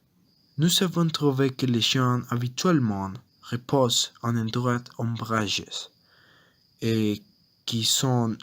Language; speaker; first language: French; non-native, learner; Spanish